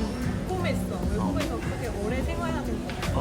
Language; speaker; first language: Korean; non-native, fluent; Vietnamese